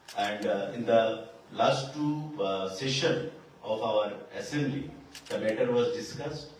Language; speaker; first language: English; non-native, local second language; Bangla